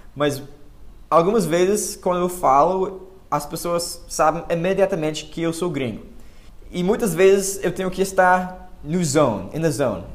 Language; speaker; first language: Portuguese; non-native, fluent; English